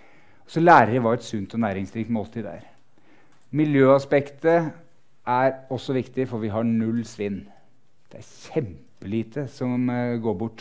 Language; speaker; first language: Norwegian; native; Norwegian